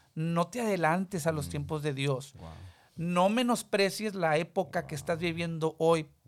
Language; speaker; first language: Spanish; early bilingual, heritage; Spanish